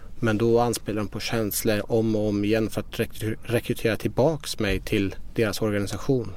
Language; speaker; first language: Swedish; early bilingual, other home language; Persian